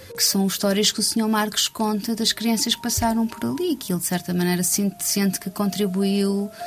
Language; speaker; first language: Portuguese; native; Portuguese